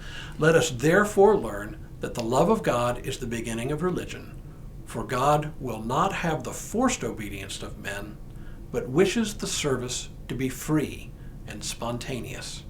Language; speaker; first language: English; native; English